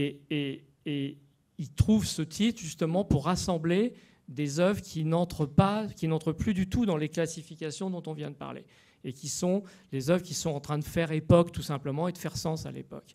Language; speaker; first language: French; native; French